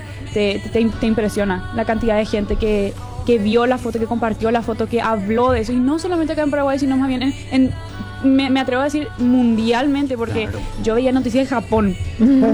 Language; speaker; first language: Spanish; non-native, fluent; German